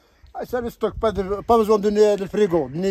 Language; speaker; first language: French; non-native, learner; Arabic